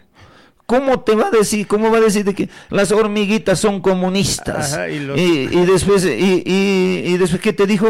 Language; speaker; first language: Spanish; native; Spanish